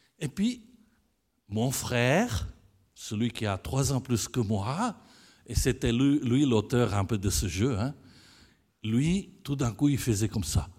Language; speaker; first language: French; non-native, fluent; Italian